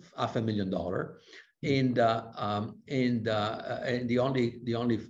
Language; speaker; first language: English; non-native, fluent; Italian